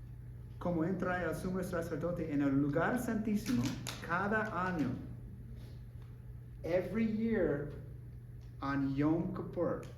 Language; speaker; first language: Spanish; non-native, learner; English